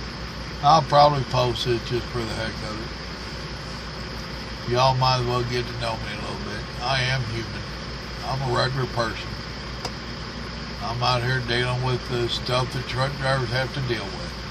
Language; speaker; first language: English; native; English